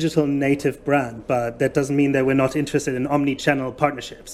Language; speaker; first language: English; non-native, fluent; German